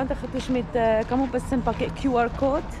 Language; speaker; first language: Indonesian; early bilingual, heritage; Indonesian